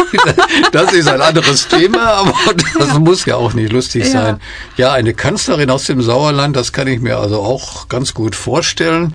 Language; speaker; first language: German; native; German